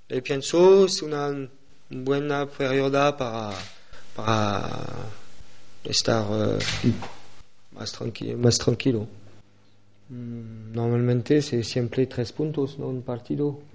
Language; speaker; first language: Spanish; non-native, learner; French